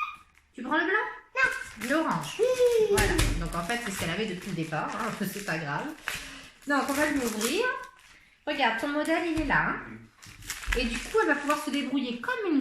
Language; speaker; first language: French; native; French